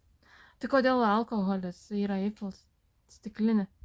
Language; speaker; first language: Lithuanian; native; Lithuanian